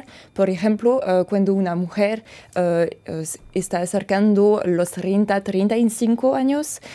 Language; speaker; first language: Spanish; non-native, fluent; French